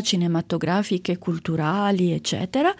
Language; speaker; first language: Italian; native; Italian